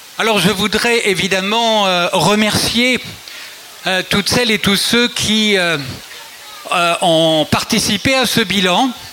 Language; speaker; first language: French; native; French